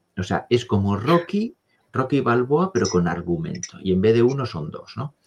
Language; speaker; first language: Spanish; native; Spanish